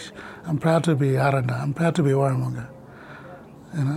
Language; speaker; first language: English; non-native, local second language; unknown